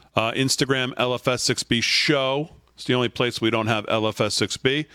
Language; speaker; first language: English; native; English